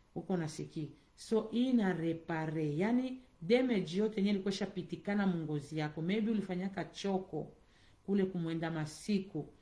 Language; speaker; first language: Swahili; native; Swahili